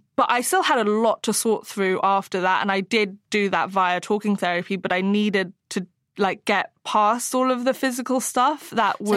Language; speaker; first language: English; native; English